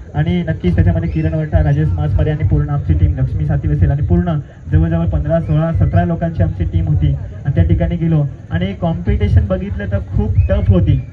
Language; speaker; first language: Marathi; native; Marathi